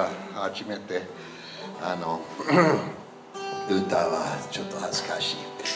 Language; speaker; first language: Japanese; non-native, learner; English